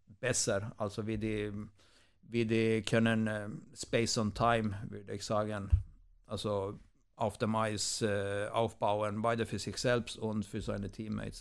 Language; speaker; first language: German; non-native, fluent; Swedish